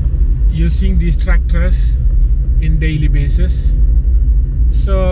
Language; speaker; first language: English; non-native, fluent; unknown